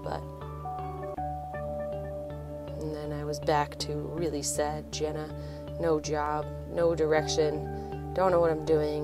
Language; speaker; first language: English; native; English